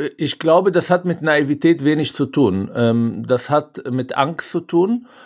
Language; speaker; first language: German; non-native, fluent; Arabic